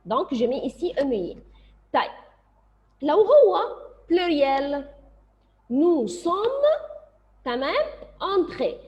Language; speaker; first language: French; non-native, fluent; Arabic